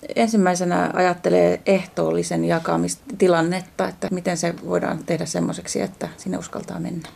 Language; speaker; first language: Finnish; native; Finnish